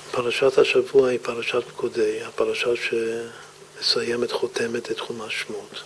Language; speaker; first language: Hebrew; non-native, fluent; English